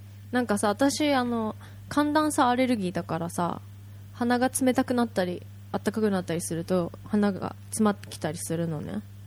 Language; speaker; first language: Japanese; native; Japanese